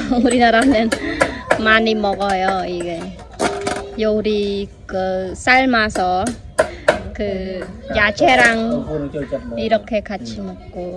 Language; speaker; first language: Korean; non-native, fluent; Khmer